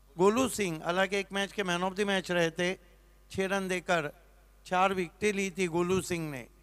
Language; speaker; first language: Hindi; non-native, local second language; Marathi